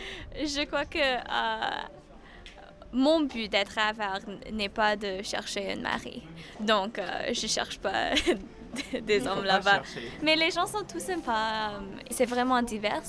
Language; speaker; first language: French; non-native, learner; English